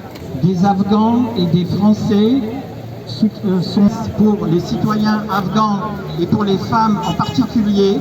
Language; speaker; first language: French; non-native, fluent; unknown